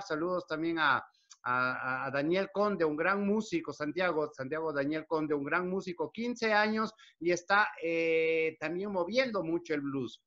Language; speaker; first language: Spanish; non-native, fluent; Portuguese